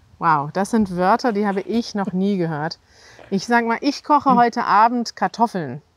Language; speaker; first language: German; native; German